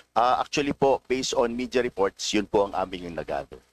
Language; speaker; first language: Filipino; native; Filipino